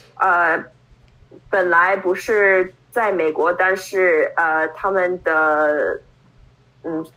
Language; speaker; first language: Chinese; non-native, fluent; English